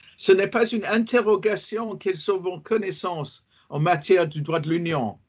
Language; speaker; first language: French; non-native, fluent; English